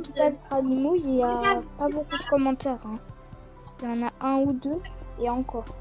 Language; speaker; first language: French; native; French